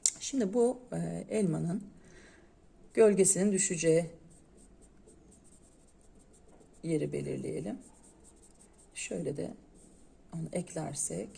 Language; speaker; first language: Turkish; native; Turkish